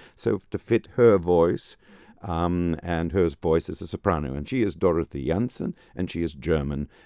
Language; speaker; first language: English; native; English